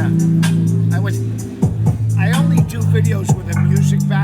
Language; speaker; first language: English; native; English